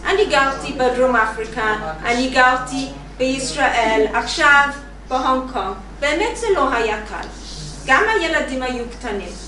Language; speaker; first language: Hebrew; non-native, learner; English